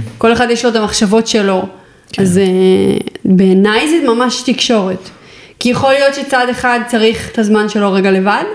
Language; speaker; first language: Hebrew; native; Hebrew